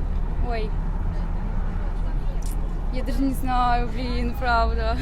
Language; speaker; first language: Russian; native; Russian